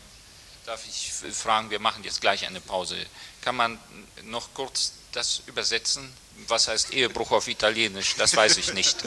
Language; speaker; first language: German; native; German